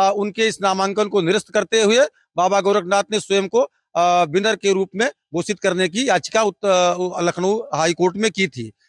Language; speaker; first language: Hindi; native; Hindi